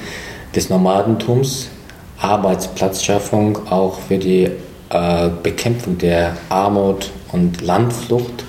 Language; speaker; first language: German; non-native, fluent; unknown